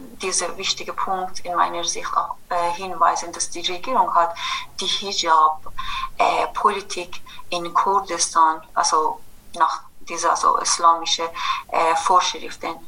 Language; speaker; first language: German; non-native, fluent; Kurdish